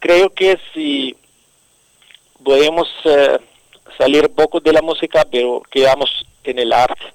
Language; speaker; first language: Spanish; non-native, fluent; Arabic